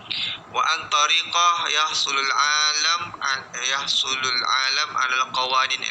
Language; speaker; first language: Arabic; non-native, fluent; Malay